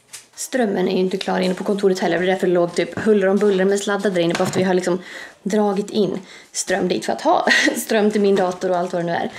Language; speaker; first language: Swedish; native; Swedish